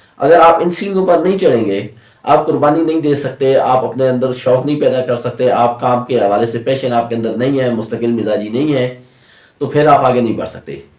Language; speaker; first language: Urdu; non-native, local second language; Punjabi